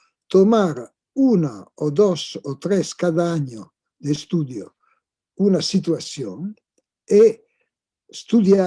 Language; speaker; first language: Spanish; non-native, fluent; Italian